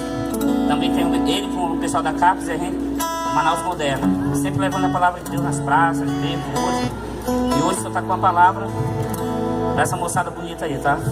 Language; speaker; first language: Portuguese; native; Portuguese